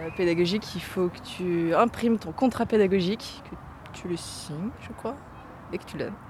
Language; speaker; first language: French; native; French